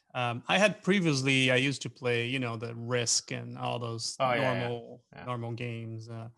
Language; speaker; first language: English; non-native, fluent; Portuguese